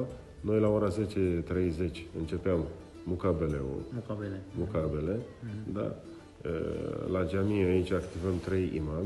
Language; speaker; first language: Romanian; non-native, local second language; Crimean Tatar